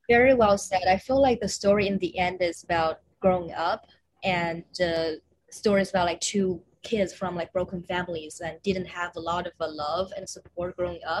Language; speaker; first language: English; non-native, fluent; Chinese